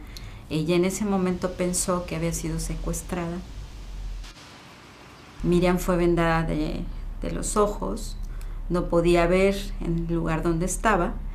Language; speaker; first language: Spanish; native; Spanish